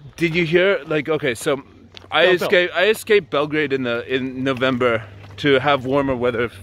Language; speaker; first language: English; native; English